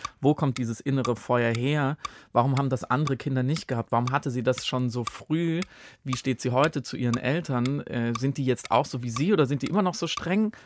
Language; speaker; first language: German; native; German